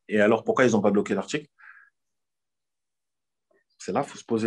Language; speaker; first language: French; native; French